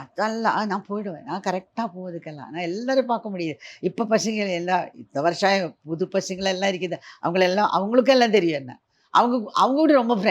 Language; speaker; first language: Tamil; non-native, learner; Malayalam